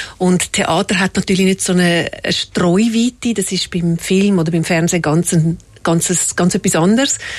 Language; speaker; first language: German; native; German